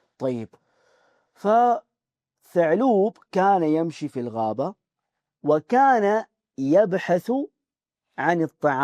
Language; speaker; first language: Arabic; non-native, fluent; Urdu